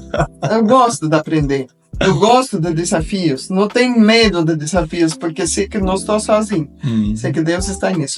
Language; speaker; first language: Portuguese; non-native, fluent; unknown